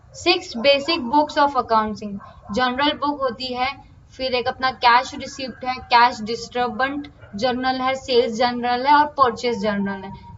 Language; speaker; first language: Hindi; non-native, local second language; Marathi